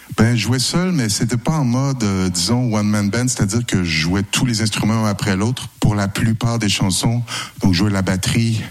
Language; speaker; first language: French; native; French